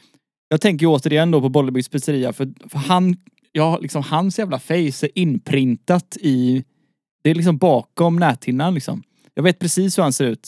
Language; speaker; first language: Swedish; native; Swedish